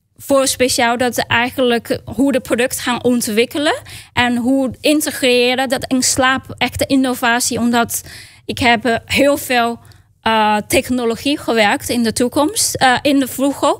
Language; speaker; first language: Dutch; non-native, learner; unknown